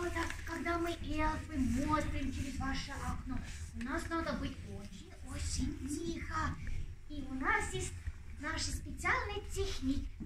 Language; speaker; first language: Russian; non-native, learner; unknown